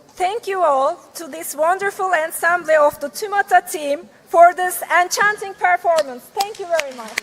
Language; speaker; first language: English; non-native, fluent; Turkish